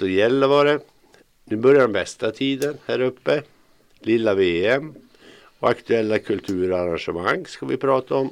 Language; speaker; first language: Swedish; native; Swedish